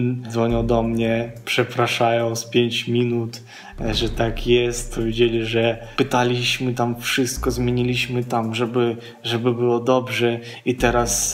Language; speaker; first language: Polish; non-native, fluent; Ukrainian